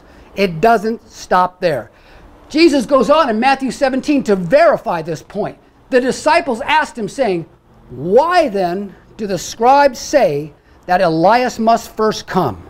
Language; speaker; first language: English; native; English